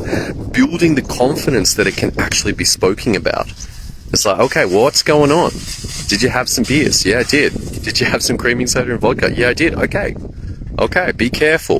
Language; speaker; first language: English; native; English